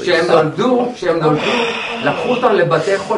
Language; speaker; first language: Hebrew; non-native, fluent; English